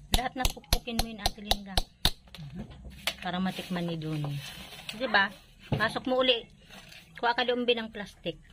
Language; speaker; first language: Filipino; non-native, local second language; Bikol